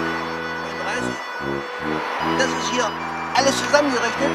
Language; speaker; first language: German; native; German